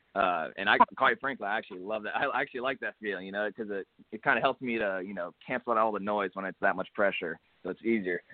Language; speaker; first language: English; native; English